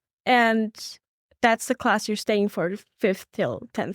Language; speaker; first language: English; non-native, fluent; German